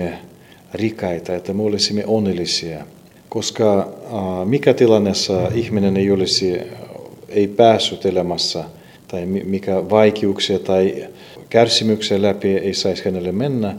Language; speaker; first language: Finnish; non-native, fluent; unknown